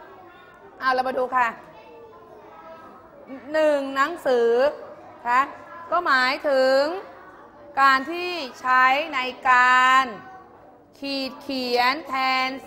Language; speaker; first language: Thai; native; Thai